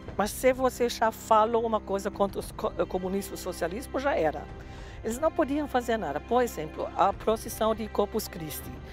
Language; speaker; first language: Portuguese; non-native, fluent; German